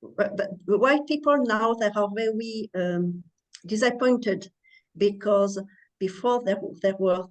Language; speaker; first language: English; non-native, learner; French